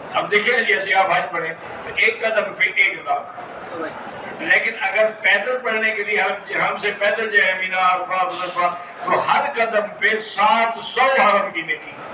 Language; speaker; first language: Urdu; early bilingual, heritage; Urdu